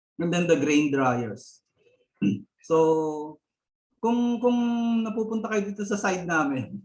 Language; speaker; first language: Filipino; native; Filipino